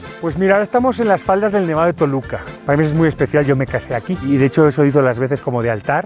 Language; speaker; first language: Spanish; native; Spanish